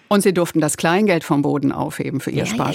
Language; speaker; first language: German; native; German